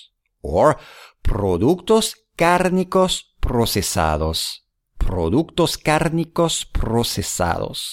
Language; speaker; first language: Spanish; non-native, fluent; English